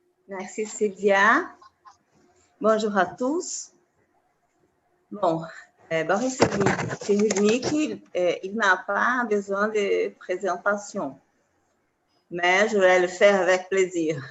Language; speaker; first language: French; non-native, fluent; Portuguese